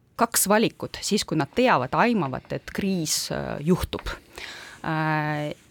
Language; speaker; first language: Estonian; non-native, local second language; Russian